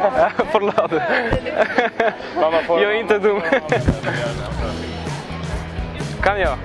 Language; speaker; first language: Swedish; non-native, learner; Russian